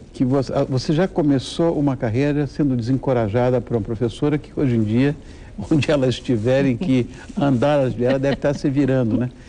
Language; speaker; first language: Portuguese; native; Portuguese